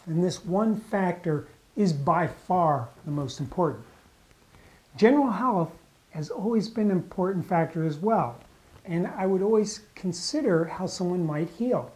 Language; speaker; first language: English; native; English